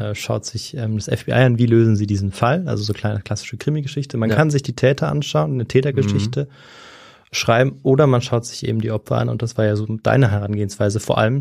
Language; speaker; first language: German; native; German